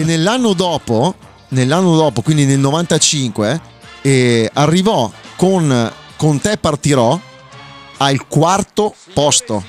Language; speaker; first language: Italian; native; Italian